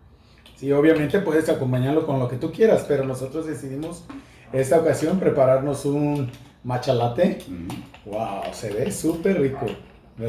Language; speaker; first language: Spanish; native; Spanish